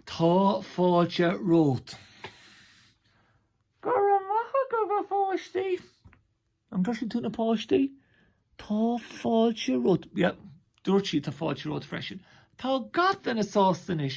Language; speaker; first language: Irish; non-native, local second language; English